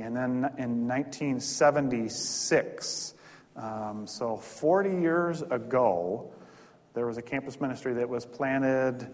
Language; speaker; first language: English; native; English